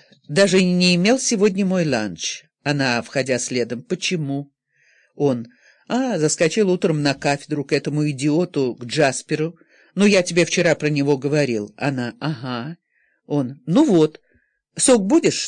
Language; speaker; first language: Russian; native; Russian